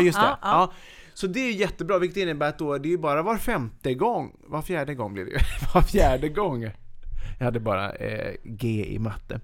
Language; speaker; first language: Swedish; native; Swedish